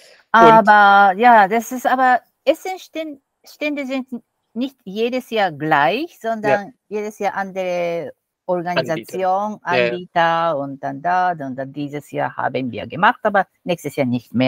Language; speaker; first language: German; non-native, fluent; Japanese